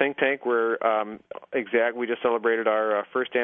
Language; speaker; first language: English; native; English